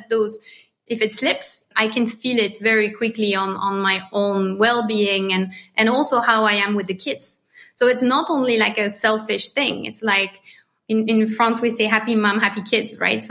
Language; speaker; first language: English; non-native, fluent; French